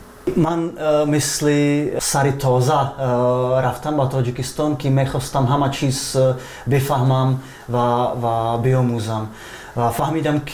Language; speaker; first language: Persian; non-native, fluent; Czech